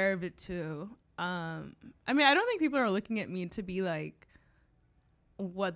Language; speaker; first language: English; native; English